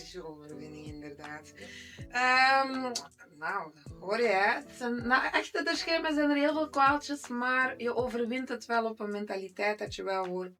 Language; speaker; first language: Dutch; native; Dutch